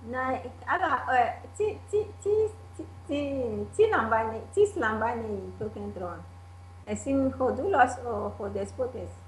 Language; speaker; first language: Greek; non-native, learner; Italian